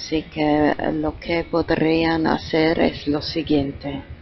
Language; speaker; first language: Spanish; non-native, fluent; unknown